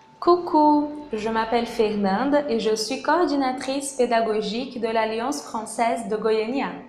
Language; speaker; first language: French; non-native, fluent; Portuguese